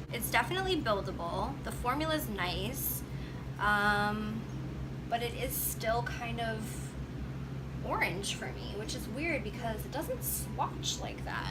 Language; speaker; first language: English; native; English